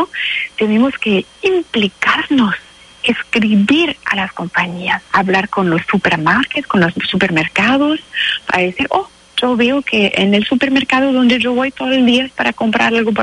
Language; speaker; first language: Spanish; non-native, fluent; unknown